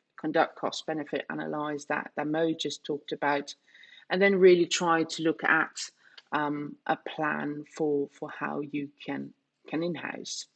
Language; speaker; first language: English; non-native, fluent; Danish